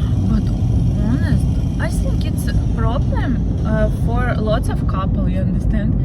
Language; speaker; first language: English; non-native, learner; Ukrainian